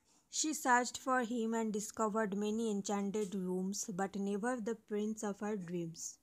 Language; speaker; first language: English; non-native, local second language; Bangla